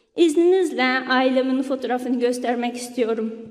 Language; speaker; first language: Turkish; non-native, fluent; Uyghur